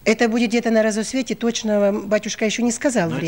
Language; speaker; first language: Russian; native; Russian